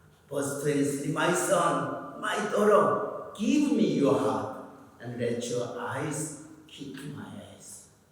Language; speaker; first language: English; non-native, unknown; Korean